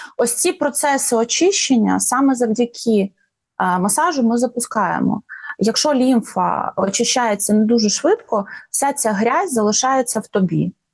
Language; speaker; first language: Ukrainian; non-native, local second language; Russian